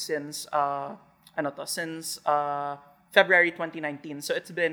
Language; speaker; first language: English; non-native, local second language; Hiligaynon